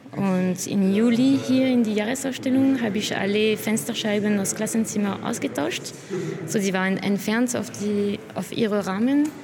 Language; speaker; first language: German; non-native, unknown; French